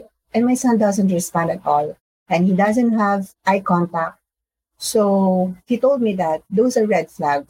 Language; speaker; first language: English; non-native, local second language; Filipino